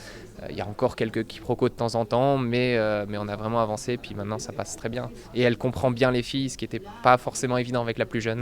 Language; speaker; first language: French; native; French